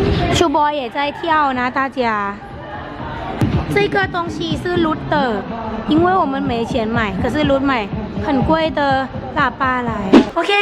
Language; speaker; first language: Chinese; non-native, fluent; Thai